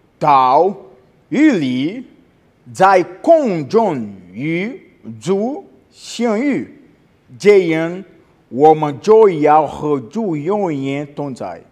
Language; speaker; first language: Chinese; non-native, learner; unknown